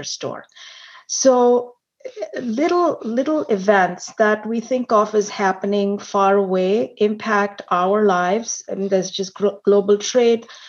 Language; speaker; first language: English; non-native, local second language; Hindi